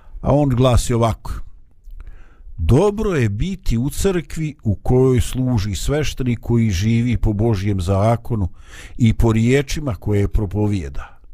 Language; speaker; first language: Bosnian; native; Bosnian